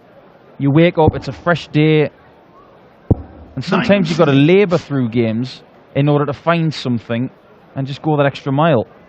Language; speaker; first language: English; native; English